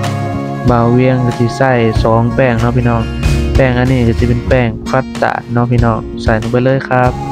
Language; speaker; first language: Thai; non-native, local second language; Lao